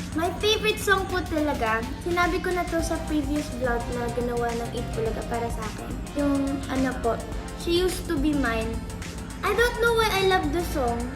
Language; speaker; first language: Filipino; non-native, local second language; Cebuano